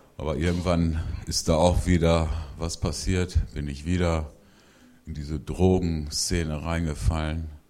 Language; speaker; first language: German; early bilingual, other home language; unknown